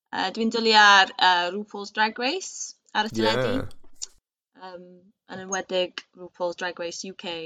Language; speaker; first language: Welsh; non-native, local second language; English